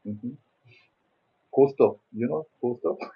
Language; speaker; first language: English; non-native, learner; Korean